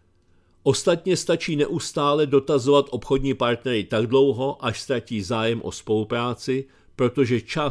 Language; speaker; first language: Czech; native; Czech